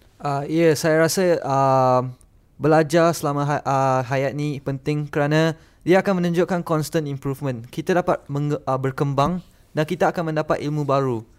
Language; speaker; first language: Malay; non-native, local second language; Tamil